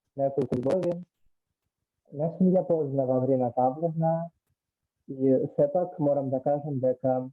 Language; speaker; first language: Macedonian; non-native, learner; Russian